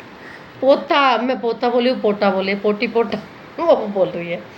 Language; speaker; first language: Hindi; native; Hindi